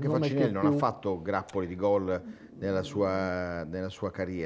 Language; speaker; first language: Italian; native; Italian